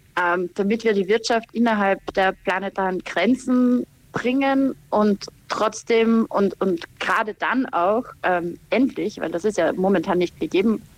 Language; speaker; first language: German; native; German